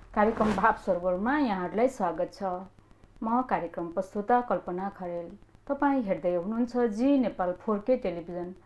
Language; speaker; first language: Nepali; native; Nepali